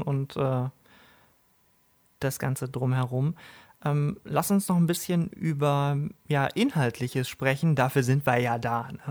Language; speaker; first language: German; native; German